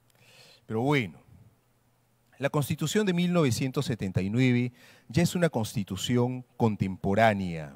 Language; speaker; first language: Spanish; native; Spanish